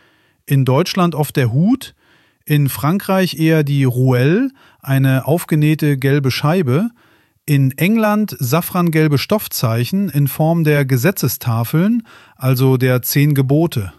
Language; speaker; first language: German; native; German